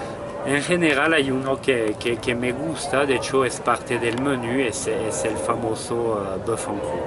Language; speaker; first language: Spanish; non-native, fluent; French